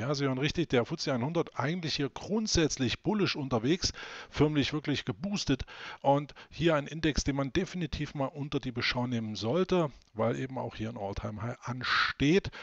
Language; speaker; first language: German; native; German